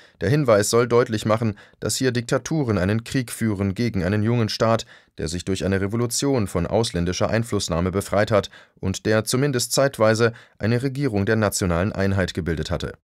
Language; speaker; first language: German; native; German